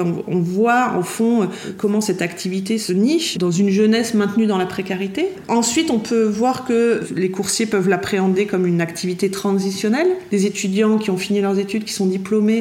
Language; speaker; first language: French; native; French